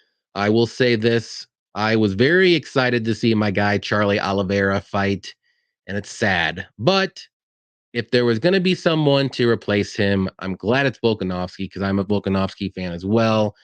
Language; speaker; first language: English; native; English